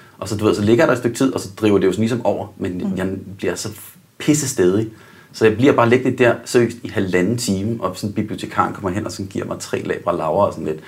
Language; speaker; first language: Danish; native; Danish